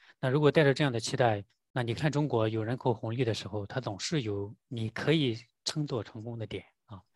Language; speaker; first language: Chinese; native; Chinese